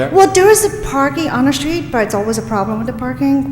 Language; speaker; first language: English; non-native, fluent; Polish